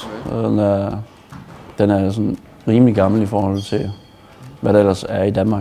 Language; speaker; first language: Danish; native; Danish